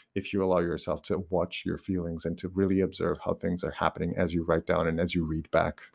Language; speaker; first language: English; non-native, fluent; Portuguese